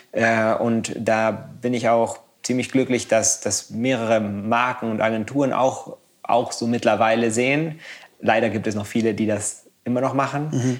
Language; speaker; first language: German; non-native, fluent; Spanish